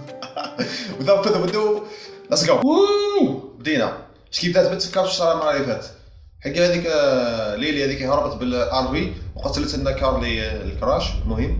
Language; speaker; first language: Arabic; native; Arabic